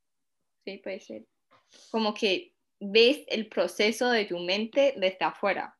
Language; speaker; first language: Spanish; early bilingual, heritage; Spanish